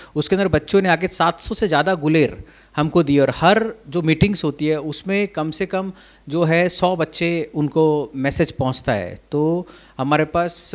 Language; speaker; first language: Hindi; native; Hindi